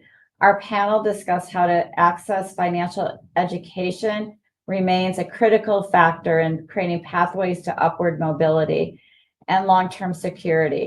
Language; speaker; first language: English; native; English